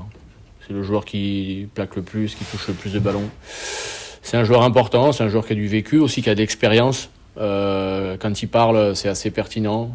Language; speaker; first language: French; native; French